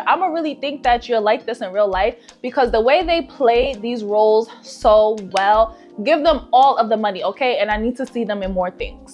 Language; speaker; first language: English; native; English